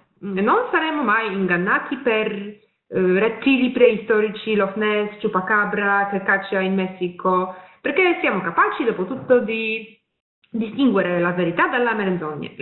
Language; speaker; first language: Italian; non-native, fluent; Polish